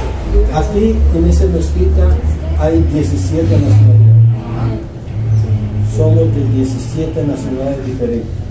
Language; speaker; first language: Spanish; non-native, fluent; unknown